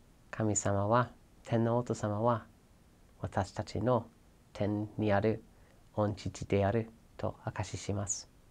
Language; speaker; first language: Japanese; non-native, fluent; English